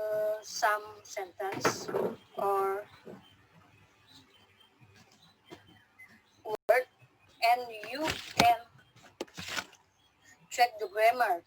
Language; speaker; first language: English; non-native, learner; Indonesian